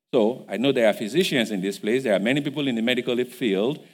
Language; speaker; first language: English; non-native, local second language; Yoruba